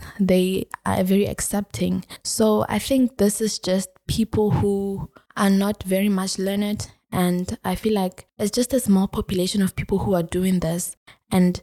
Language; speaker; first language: English; non-native, local second language; Tswana